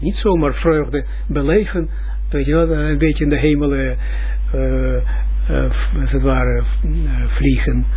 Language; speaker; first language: Dutch; non-native, fluent; Russian